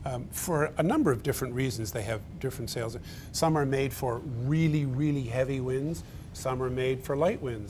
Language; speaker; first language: English; native; English